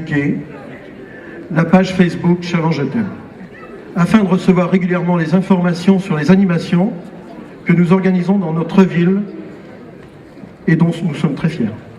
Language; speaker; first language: French; native; French